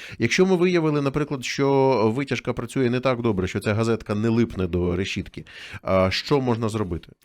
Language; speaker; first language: Ukrainian; native; Ukrainian